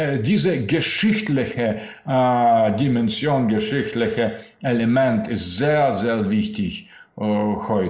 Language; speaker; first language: German; non-native, learner; Russian